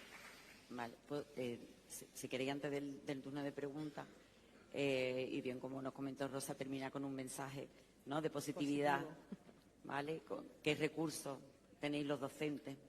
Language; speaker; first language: Spanish; native; Spanish